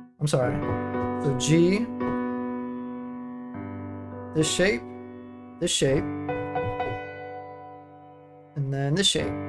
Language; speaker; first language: English; native; English